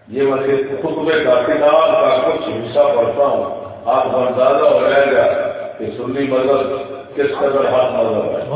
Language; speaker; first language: Urdu; non-native, local second language; Punjabi